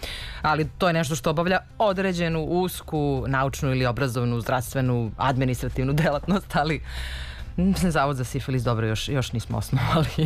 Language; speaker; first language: Serbian; native; Serbian